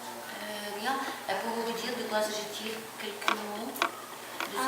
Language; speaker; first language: French; non-native, fluent; Ukrainian